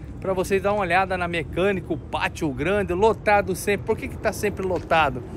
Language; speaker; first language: Portuguese; native; Portuguese